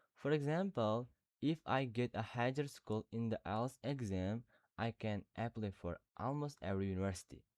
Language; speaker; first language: English; non-native, learner; Uzbek